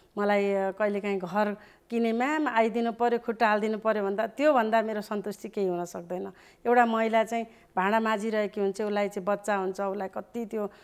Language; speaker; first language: Nepali; native; Nepali